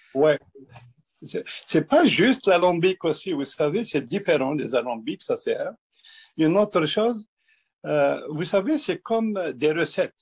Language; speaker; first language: French; non-native, local second language; Kabyle